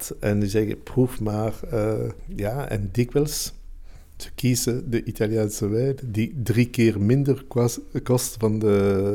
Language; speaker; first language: Dutch; non-native, local second language; Italian